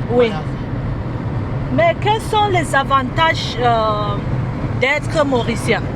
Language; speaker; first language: French; non-native, fluent; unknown